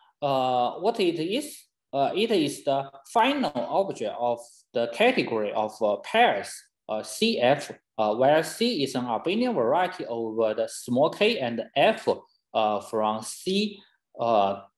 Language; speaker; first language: English; non-native, fluent; Chinese